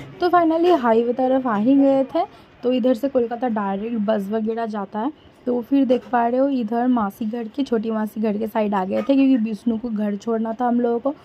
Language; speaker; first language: Hindi; non-native, local second language; Bangla